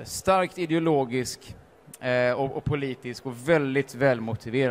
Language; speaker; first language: Swedish; native; Swedish